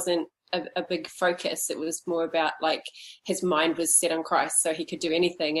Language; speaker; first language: English; native; English